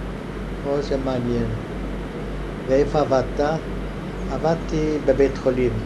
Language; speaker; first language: Hebrew; non-native, fluent; Hungarian